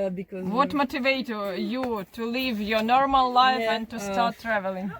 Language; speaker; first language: English; non-native, learner; Ukrainian